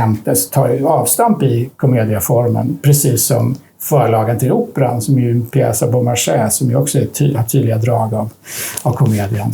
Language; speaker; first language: Swedish; native; Swedish